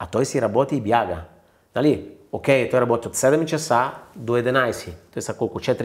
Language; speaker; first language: Bulgarian; non-native, fluent; Italian